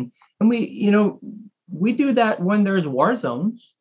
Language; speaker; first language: English; native; English